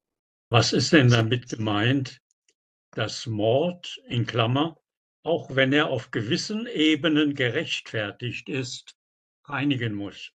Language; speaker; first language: German; native; German